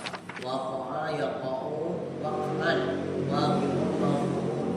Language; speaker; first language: Arabic; non-native, learner; Indonesian